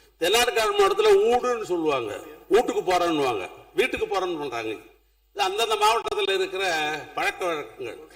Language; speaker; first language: Tamil; native; Tamil